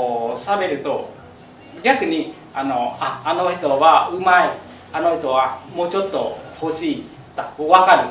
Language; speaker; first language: Japanese; non-native, fluent; Vietnamese